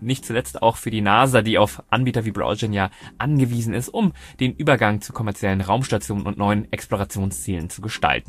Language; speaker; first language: German; native; German